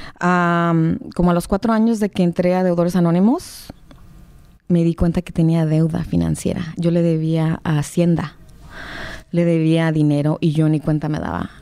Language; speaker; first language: Spanish; native; Spanish